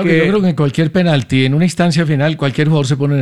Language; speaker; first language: Spanish; native; Spanish